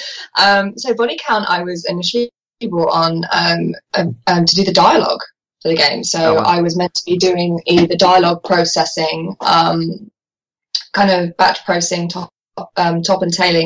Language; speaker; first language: English; native; English